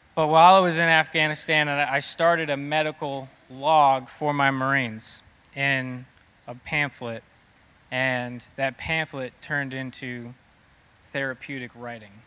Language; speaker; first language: English; native; English